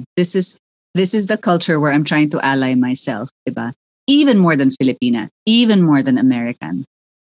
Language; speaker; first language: English; native; English